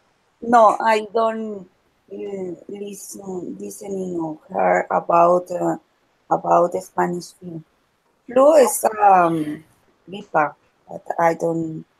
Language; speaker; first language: English; non-native, learner; Spanish